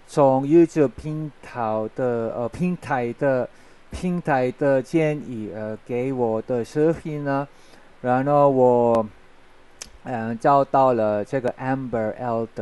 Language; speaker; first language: Chinese; non-native, learner; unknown